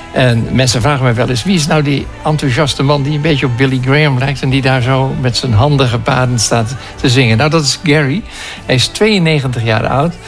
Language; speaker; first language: Dutch; native; Dutch